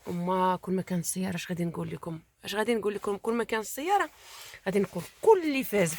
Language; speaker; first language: Arabic; native; Arabic